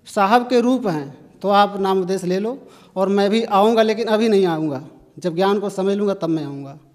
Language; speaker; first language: Hindi; native; Hindi